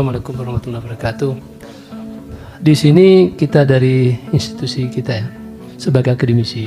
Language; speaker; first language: Indonesian; native; Indonesian